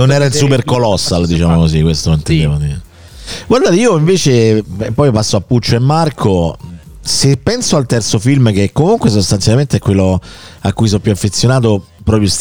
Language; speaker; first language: Italian; native; Italian